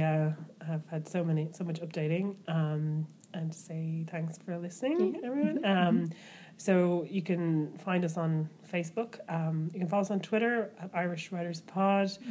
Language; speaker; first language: English; native; English